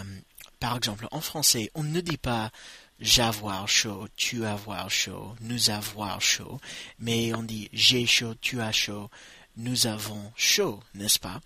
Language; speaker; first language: French; non-native, fluent; English